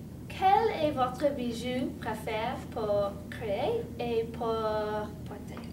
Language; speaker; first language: French; non-native, learner; English